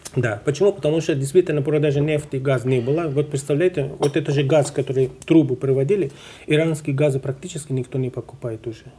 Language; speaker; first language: Russian; non-native, fluent; Persian